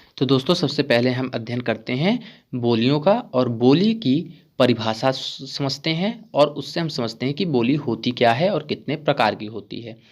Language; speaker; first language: Hindi; native; Hindi